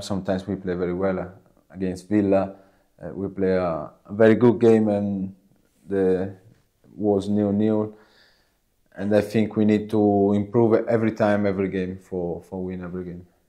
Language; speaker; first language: English; non-native, learner; Italian